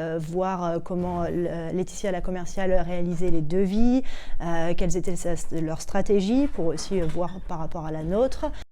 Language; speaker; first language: French; native; French